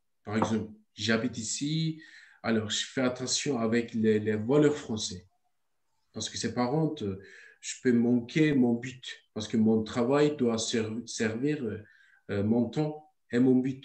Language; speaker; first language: French; non-native, learner; Turkish